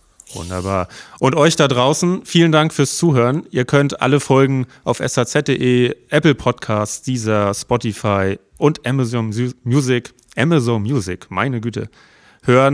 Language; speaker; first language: German; native; German